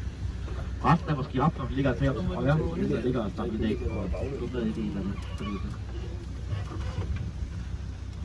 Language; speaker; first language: Danish; native; Danish